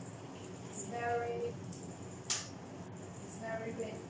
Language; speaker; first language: English; non-native, learner; Chinese